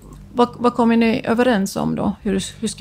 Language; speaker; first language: Swedish; native; Swedish